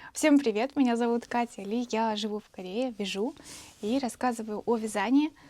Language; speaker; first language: Russian; native; Russian